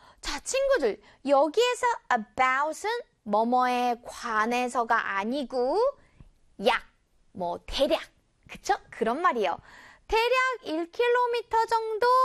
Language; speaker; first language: Korean; native; Korean